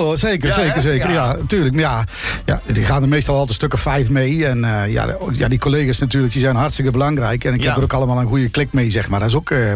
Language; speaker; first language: Dutch; native; Dutch